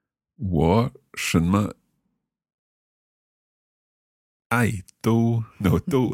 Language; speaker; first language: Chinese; non-native, learner; English